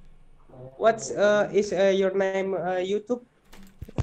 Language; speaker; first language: English; non-native, learner; Indonesian